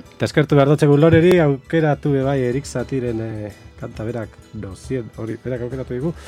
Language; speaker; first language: Basque; native; Basque